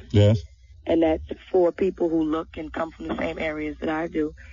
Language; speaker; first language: English; native; English